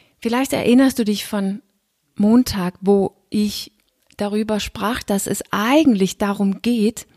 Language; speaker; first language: German; non-native, fluent; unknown